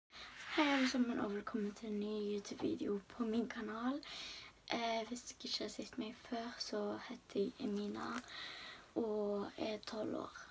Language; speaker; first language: Norwegian; early bilingual, other home language; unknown